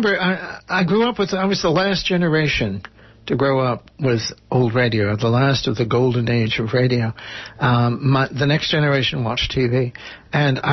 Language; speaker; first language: English; native; English